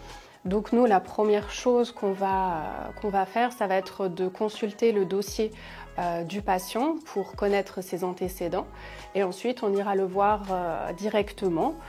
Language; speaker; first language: French; native; French